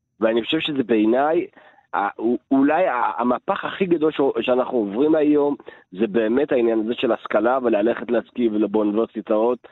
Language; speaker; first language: Hebrew; early bilingual, other home language; Amharic